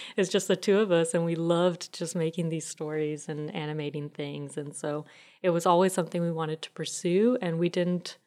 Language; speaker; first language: English; early bilingual, other home language; Italian